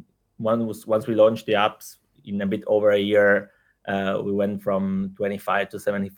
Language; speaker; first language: English; non-native, fluent; Italian